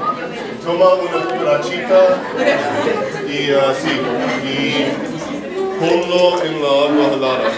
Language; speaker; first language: Spanish; non-native, learner; English